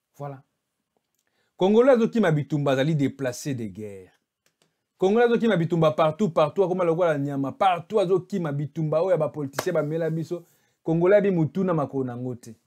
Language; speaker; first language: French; non-native, local second language; Lingala